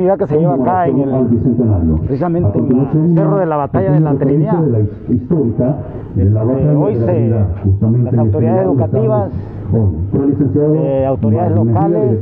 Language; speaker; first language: Spanish; native; Spanish